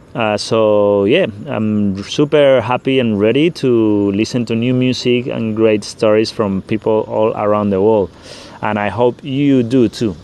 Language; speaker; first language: English; non-native, fluent; Spanish